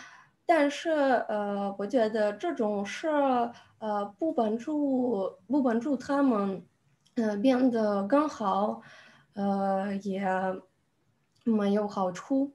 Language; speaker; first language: Chinese; non-native, learner; Russian